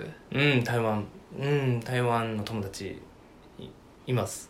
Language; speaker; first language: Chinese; non-native, learner; Korean